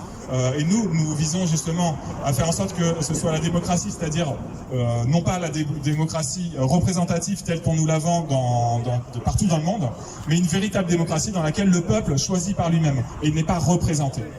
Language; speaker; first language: French; native; French